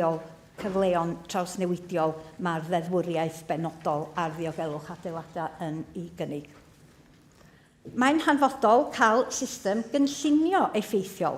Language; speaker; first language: Welsh; native; Welsh